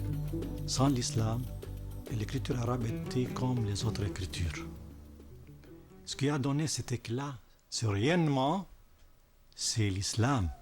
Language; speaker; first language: French; non-native, fluent; Arabic